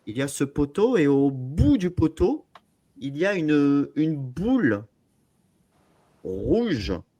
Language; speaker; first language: French; native; French